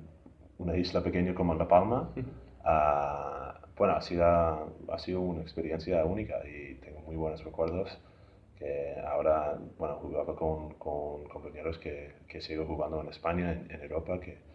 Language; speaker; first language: Spanish; non-native, fluent; English